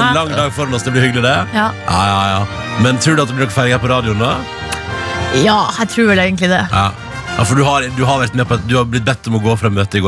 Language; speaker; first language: Norwegian; native; Norwegian